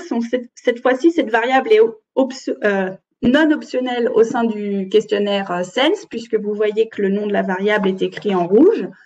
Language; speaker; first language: French; native; French